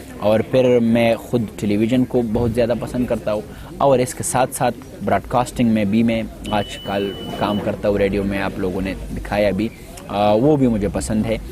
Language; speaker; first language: Urdu; non-native, local second language; Pashto